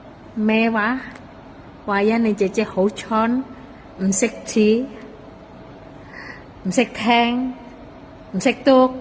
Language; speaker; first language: Cantonese; non-native, fluent; Indonesian